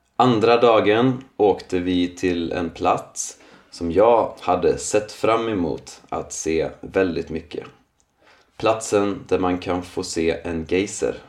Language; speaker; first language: Swedish; native; Swedish